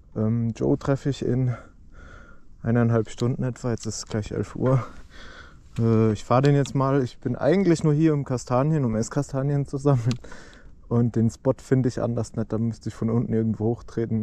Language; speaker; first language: German; native; German